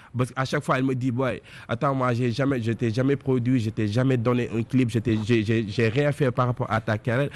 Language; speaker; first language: French; non-native, local second language; Wolof